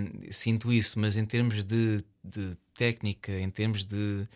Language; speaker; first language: Portuguese; native; Portuguese